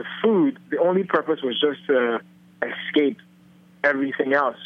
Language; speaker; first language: English; non-native, local second language; Yoruba